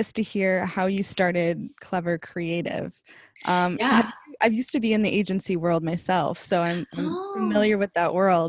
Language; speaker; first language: English; native; English